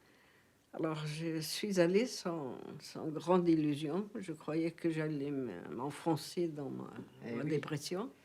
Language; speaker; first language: French; non-native, fluent; Portuguese